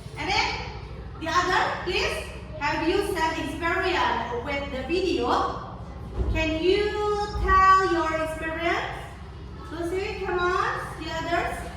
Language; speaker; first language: English; non-native, local second language; Indonesian